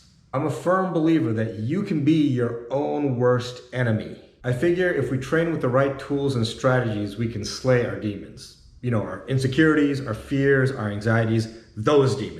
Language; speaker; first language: English; native; English